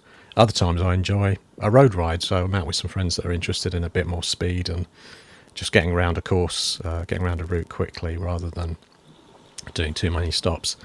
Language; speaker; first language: English; native; English